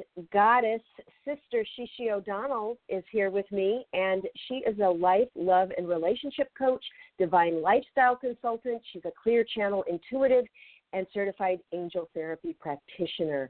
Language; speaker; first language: English; native; English